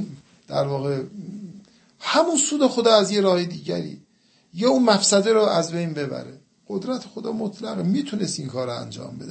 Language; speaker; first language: Persian; native; Persian